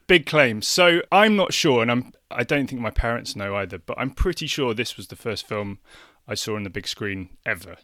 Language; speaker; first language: English; native; English